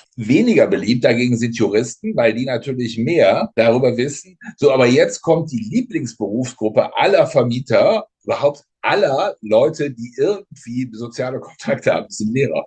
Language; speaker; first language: German; native; German